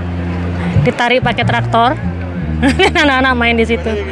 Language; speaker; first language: Indonesian; native; Indonesian